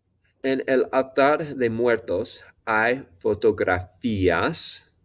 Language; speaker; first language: Spanish; non-native, fluent; English